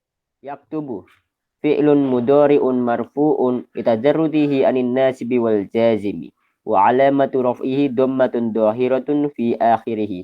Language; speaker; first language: Arabic; non-native, learner; Indonesian